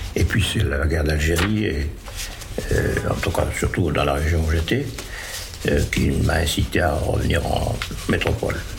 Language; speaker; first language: French; native; French